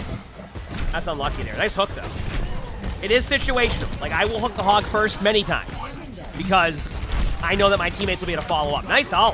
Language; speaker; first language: English; native; English